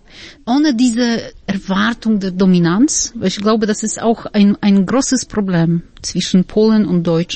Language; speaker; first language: German; non-native, fluent; Polish